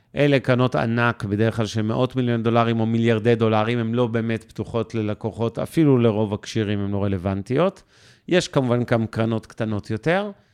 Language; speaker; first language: Hebrew; native; Hebrew